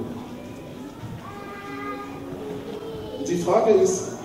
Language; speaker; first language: German; non-native, learner; French